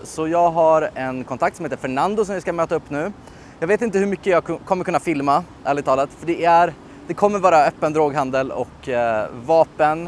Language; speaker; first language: Swedish; native; Swedish